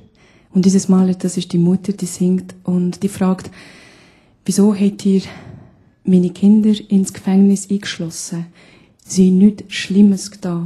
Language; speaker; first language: German; non-native, fluent; Albanian